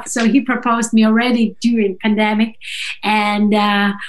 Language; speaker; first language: English; non-native, fluent; Russian